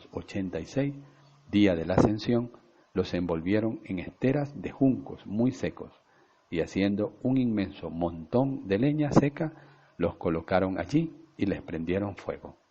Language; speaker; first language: Spanish; native; Spanish